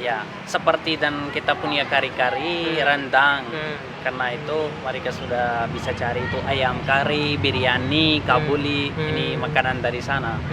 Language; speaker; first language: Indonesian; non-native, learner; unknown